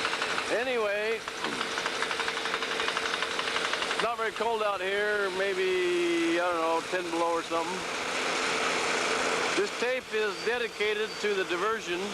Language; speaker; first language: English; native; English